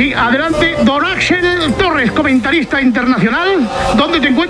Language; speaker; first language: Spanish; native; Spanish